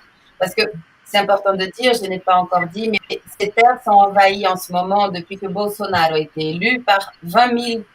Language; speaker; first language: French; non-native, fluent; Portuguese